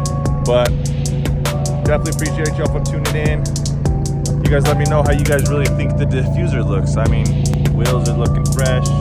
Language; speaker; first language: English; native; English